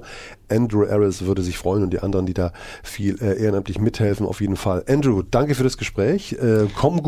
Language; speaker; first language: German; native; German